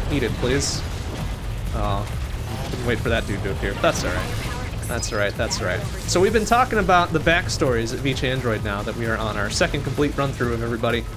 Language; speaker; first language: English; native; English